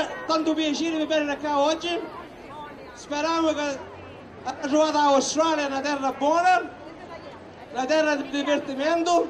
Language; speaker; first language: Italian; non-native, local second language; Sicilian